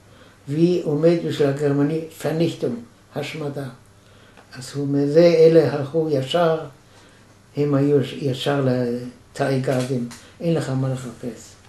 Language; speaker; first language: Hebrew; non-native, fluent; German